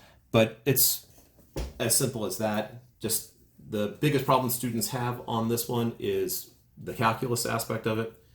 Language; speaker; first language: English; native; English